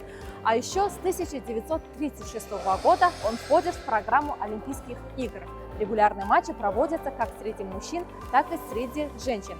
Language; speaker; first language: Russian; native; Russian